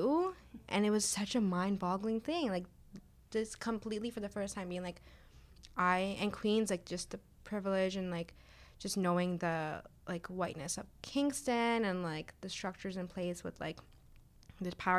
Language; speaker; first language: English; native; English